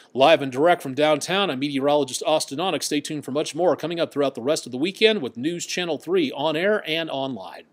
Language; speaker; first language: English; native; English